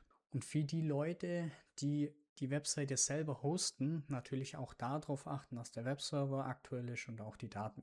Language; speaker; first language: German; native; German